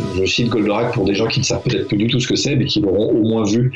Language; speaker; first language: French; native; French